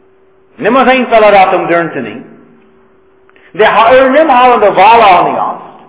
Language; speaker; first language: Hungarian; non-native, fluent; English